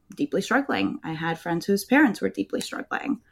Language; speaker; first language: English; early bilingual, other home language; Spanish